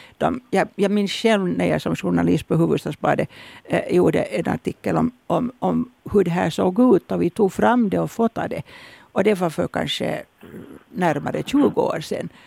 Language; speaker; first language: Swedish; native; Swedish